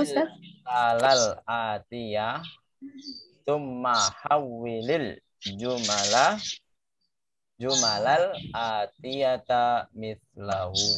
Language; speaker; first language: Arabic; non-native, fluent; Indonesian